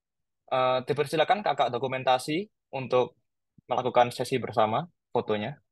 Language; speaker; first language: Indonesian; native; Indonesian